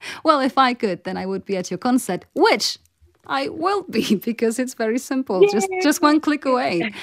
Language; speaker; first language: English; non-native, fluent; Polish